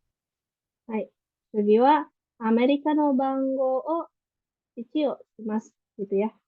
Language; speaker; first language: Japanese; non-native, fluent; Indonesian